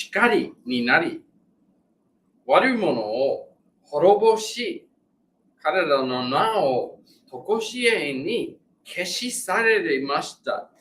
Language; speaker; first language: Japanese; non-native, fluent; English